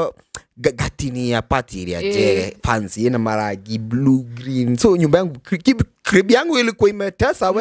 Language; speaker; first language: Swahili; non-native, local second language; Kikuyu